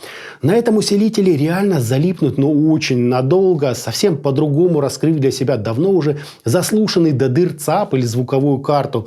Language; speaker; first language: Russian; native; Russian